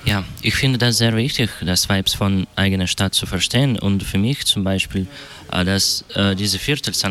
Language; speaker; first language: German; non-native, learner; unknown